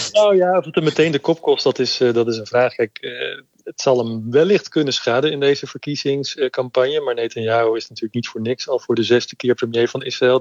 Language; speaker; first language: Dutch; native; Dutch